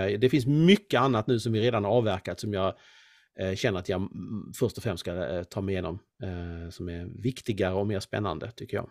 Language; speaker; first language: Swedish; native; Swedish